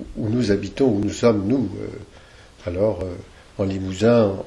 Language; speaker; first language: French; native; French